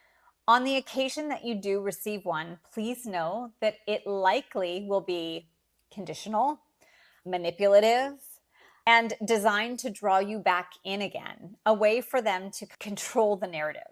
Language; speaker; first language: English; native; English